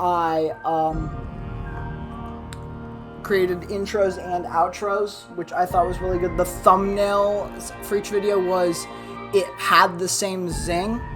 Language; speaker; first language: English; native; English